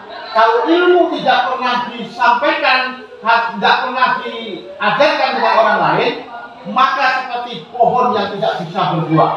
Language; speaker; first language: Indonesian; native; Indonesian